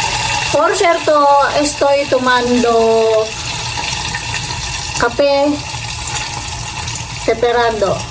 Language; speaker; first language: Spanish; non-native, learner; Filipino